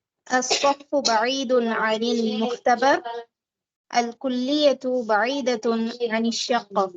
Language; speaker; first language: Arabic; non-native, learner; Tamil